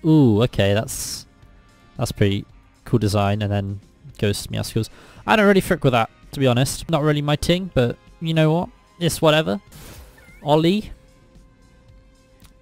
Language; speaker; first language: English; native; English